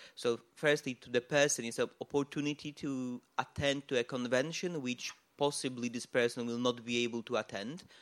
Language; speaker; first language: English; non-native, fluent; Polish